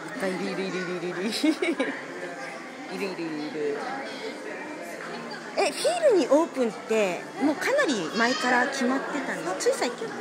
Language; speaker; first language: Japanese; native; Japanese